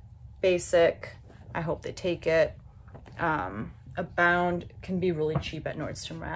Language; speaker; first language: English; native; English